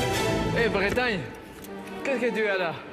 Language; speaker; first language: French; non-native, learner; Spanish